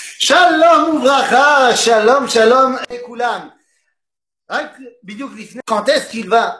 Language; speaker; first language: Hebrew; non-native, fluent; French